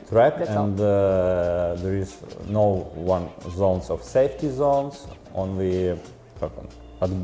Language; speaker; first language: English; non-native, learner; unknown